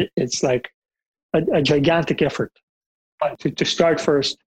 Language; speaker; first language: English; non-native, fluent; Bulgarian